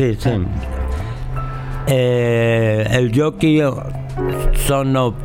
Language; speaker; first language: Italian; non-native, learner; Catalan